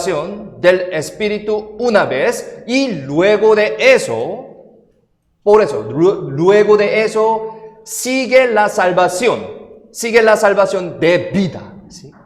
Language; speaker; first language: Spanish; non-native, fluent; Korean